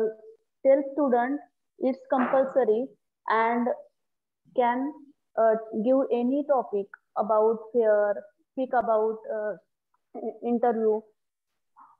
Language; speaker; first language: English; non-native, local second language; Marathi